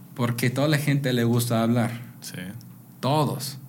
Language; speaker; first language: Spanish; non-native, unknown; English